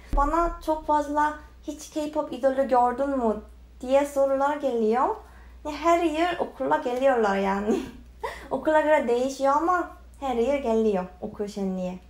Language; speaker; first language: Turkish; non-native, fluent; Korean